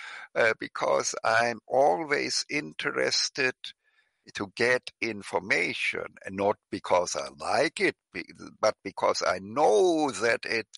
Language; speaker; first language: English; non-native, fluent; German